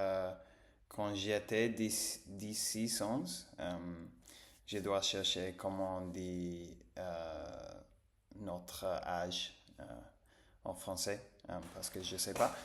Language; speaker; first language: French; non-native, learner; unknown